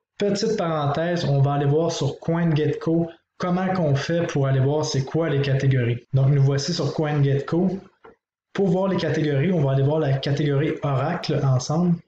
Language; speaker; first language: French; native; French